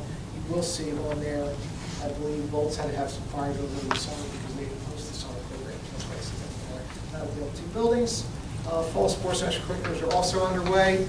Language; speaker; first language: English; native; English